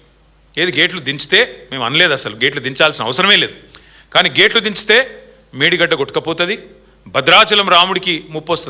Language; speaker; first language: Telugu; native; Telugu